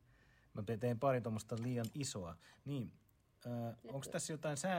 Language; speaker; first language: Finnish; native; Finnish